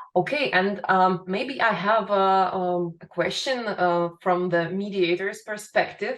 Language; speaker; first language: English; non-native, fluent; Lithuanian